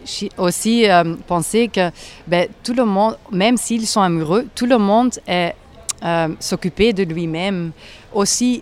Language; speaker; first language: French; non-native, local second language; Dutch